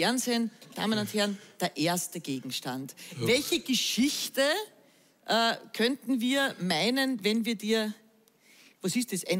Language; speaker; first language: German; native; German